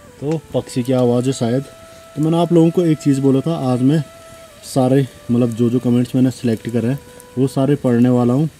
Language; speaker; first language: Hindi; native; Hindi